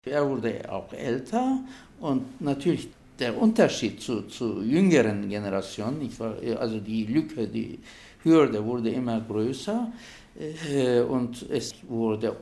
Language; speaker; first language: German; non-native, fluent; Turkish